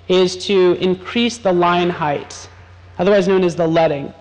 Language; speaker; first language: English; native; English